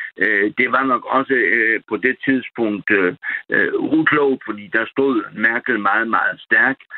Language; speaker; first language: Danish; non-native, local second language; German